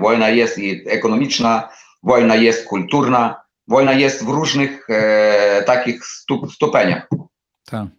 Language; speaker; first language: Polish; non-native, learner; Ukrainian